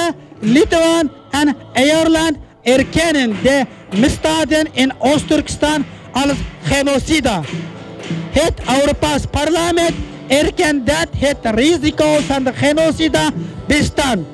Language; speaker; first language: Dutch; non-native, fluent; Uyghur